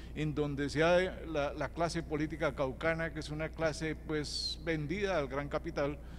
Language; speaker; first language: Spanish; native; Spanish